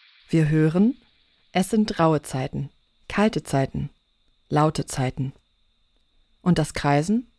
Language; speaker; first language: German; native; German